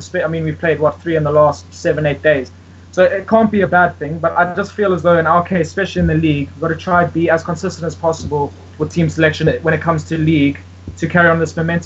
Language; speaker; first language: English; native; English